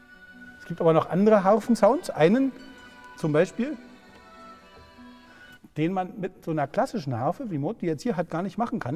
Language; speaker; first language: German; native; German